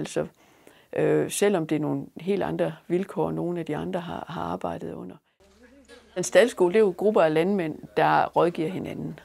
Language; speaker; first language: Danish; native; Danish